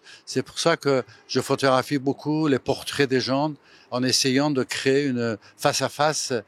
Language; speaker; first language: French; non-native, fluent; Persian